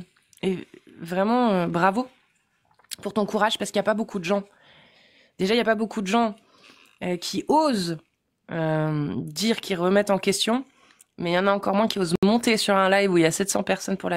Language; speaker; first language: French; native; French